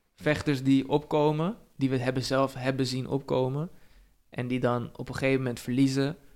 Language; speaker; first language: Dutch; native; Dutch